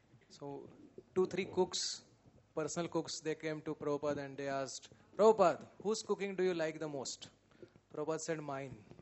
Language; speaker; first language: English; non-native, local second language; Marathi